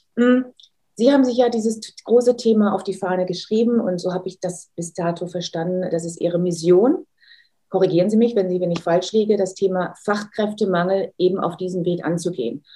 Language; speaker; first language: German; native; German